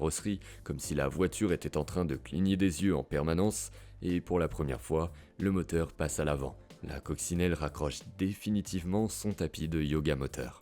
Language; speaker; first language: French; native; French